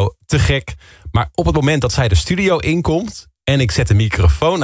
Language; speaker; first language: Dutch; native; Dutch